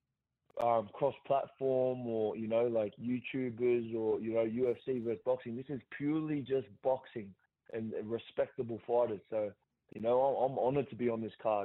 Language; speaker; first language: English; native; English